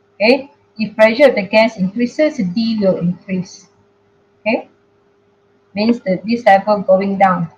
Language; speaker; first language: English; non-native, local second language; Malay